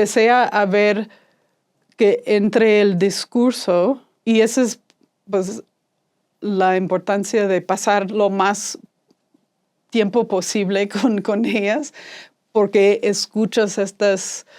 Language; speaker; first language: Spanish; non-native, fluent; English